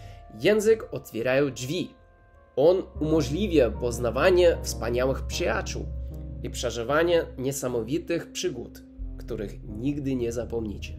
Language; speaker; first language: Polish; non-native, learner; English